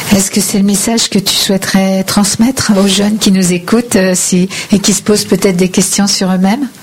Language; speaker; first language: French; native; French